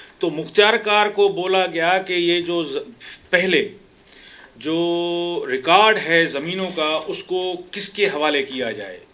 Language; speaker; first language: Urdu; non-native, local second language; Sindhi